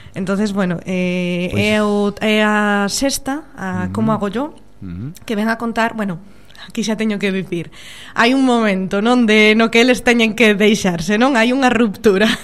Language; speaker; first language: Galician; native; Galician